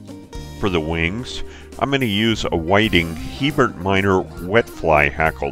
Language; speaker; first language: English; native; English